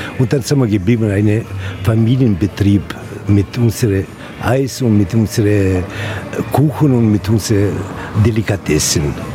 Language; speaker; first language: German; non-native, fluent; Italian